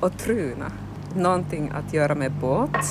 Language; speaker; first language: Swedish; non-native, local second language; Finnish